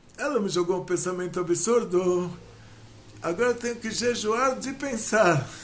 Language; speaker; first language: Portuguese; non-native, fluent; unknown